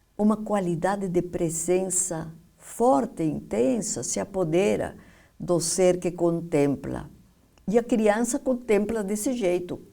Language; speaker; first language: Portuguese; non-native, fluent; Spanish